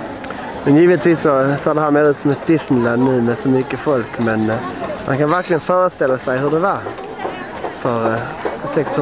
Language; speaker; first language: Swedish; native; Swedish